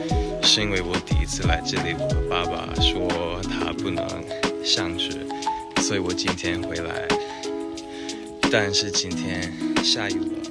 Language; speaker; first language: Chinese; non-native, fluent; Japanese